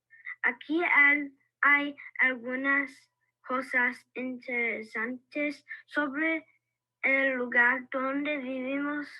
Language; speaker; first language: Spanish; non-native, learner; English